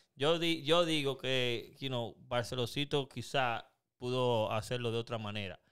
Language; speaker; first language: Spanish; early bilingual, heritage; Spanish